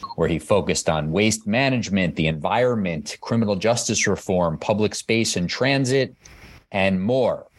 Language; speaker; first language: English; native; English